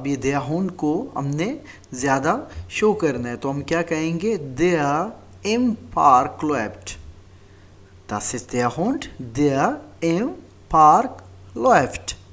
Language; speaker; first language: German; non-native, fluent; Hindi